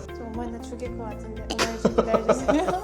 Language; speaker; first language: Korean; non-native, learner; Turkish